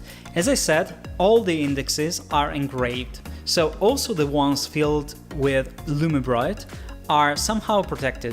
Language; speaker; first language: English; non-native, fluent; Italian